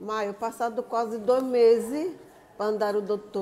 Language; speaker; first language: Italian; non-native, learner; Portuguese